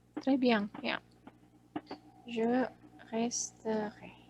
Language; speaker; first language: French; non-native, fluent; Indonesian